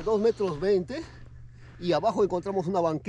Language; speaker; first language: Spanish; native; Spanish